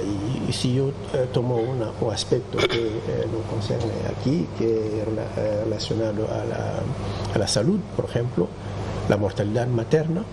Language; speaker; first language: Spanish; non-native, fluent; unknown